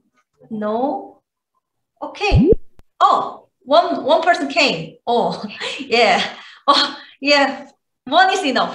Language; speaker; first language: English; non-native, learner; Korean